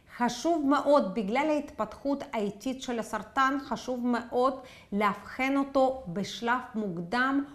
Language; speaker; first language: Hebrew; non-native, fluent; Russian